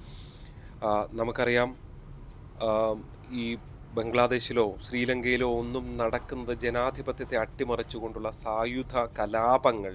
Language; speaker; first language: Malayalam; native; Malayalam